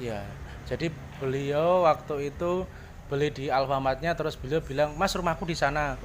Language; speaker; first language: Indonesian; native; Indonesian